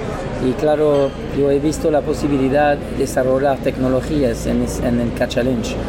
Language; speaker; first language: Spanish; non-native, learner; French